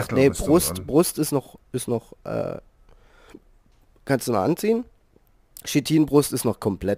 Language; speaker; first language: German; native; German